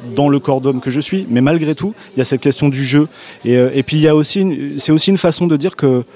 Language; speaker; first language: French; native; French